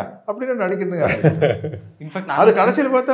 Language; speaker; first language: Tamil; native; Tamil